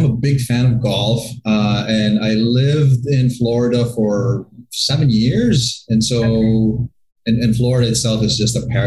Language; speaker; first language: English; non-native, local second language; Hiligaynon